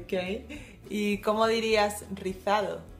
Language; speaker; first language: Spanish; non-native, fluent; English